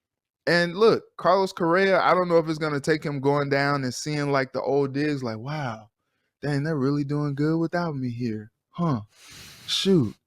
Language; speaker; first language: English; native; English